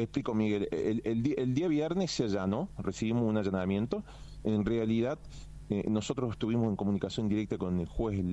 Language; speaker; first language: Spanish; native; Spanish